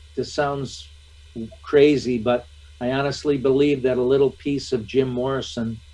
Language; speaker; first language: English; native; English